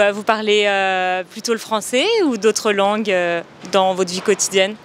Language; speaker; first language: French; native; French